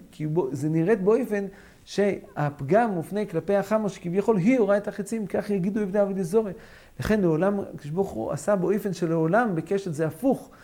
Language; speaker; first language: Hebrew; non-native, fluent; English